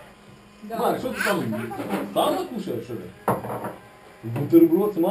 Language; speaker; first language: Russian; native; Russian